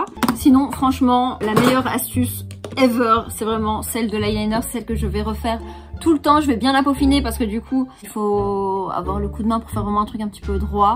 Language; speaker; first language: French; native; French